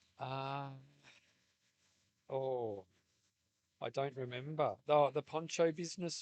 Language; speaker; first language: English; native; English